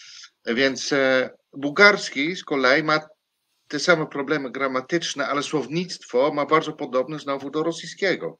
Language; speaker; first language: Polish; non-native, fluent; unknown